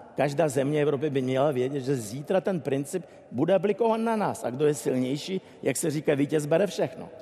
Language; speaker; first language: Czech; non-native, fluent; Ukrainian